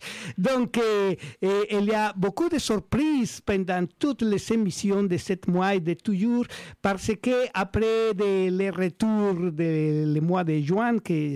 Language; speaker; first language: French; non-native, learner; Spanish